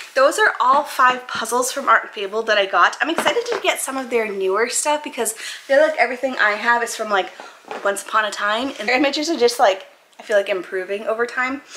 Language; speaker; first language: English; native; English